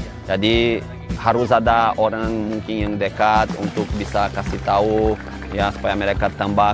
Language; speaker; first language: Indonesian; non-native, fluent; Portuguese